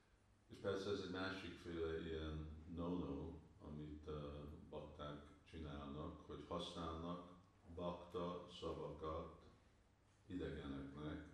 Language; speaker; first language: Hungarian; early bilingual, heritage; Hungarian